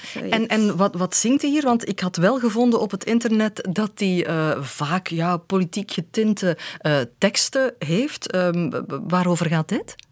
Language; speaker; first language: Dutch; native; Dutch